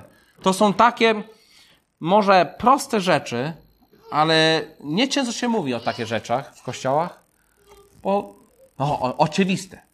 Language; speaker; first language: Polish; non-native, fluent; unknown